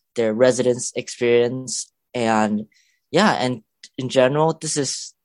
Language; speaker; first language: English; non-native, local second language; Cantonese